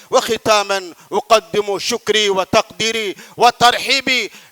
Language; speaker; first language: Arabic; non-native, fluent; Urdu